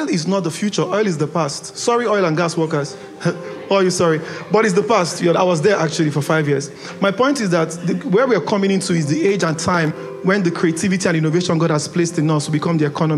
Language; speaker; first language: English; non-native, local second language; Igbo